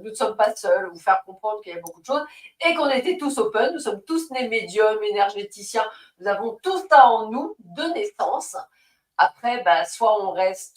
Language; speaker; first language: French; native; French